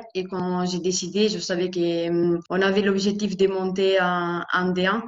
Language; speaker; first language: French; non-native, fluent; Italian